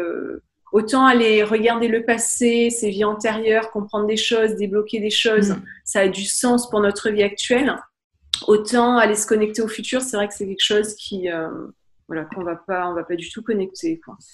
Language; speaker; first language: French; native; French